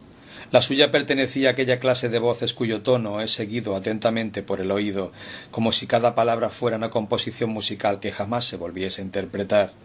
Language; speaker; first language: Spanish; native; Spanish